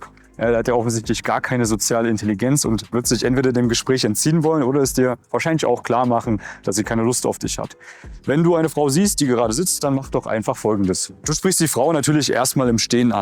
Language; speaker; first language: German; native; German